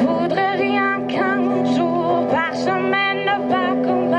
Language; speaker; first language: French; non-native, fluent; Catalan